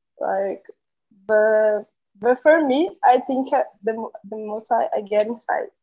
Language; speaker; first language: English; non-native, learner; Portuguese